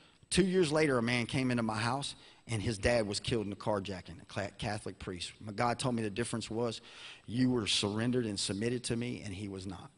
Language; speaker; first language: English; native; English